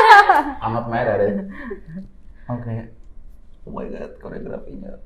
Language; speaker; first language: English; non-native, local second language; Indonesian